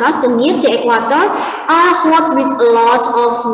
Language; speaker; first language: English; non-native, learner; Indonesian